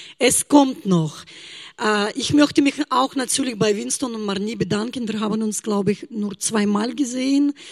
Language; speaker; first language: German; non-native, fluent; Russian